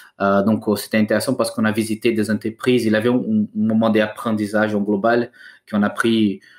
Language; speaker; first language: French; non-native, fluent; Portuguese